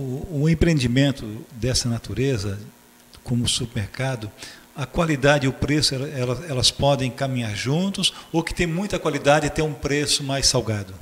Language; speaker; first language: Portuguese; native; Portuguese